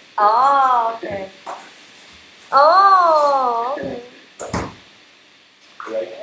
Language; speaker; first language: English; non-native, learner; Chinese